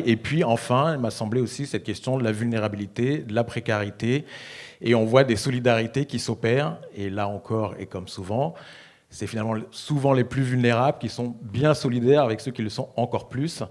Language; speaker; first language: French; native; French